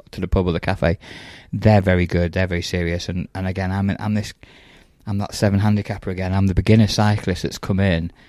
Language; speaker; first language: English; native; English